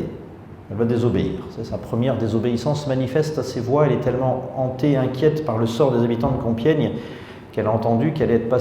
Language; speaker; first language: French; native; French